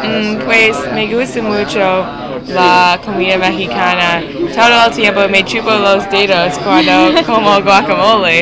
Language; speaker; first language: Spanish; non-native, learner; English